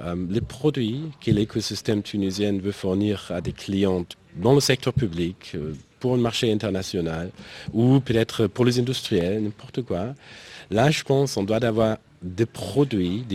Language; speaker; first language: French; non-native, fluent; German